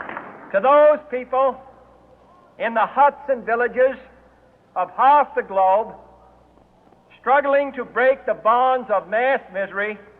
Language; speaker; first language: English; native; English